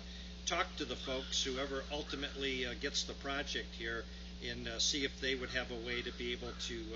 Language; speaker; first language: English; native; English